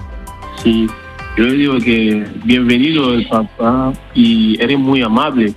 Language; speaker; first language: Spanish; non-native, learner; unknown